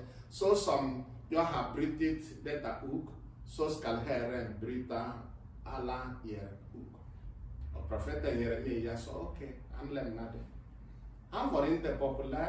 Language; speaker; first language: Swedish; non-native, fluent; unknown